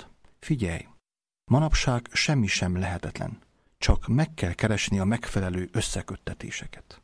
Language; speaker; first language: Hungarian; native; Hungarian